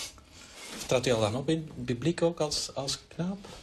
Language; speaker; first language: Dutch; native; Dutch